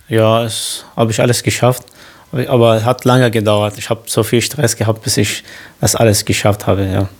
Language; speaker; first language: German; non-native, fluent; Arabic